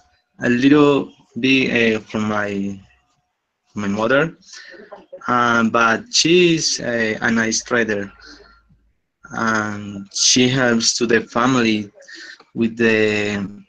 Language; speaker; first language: English; non-native, learner; Spanish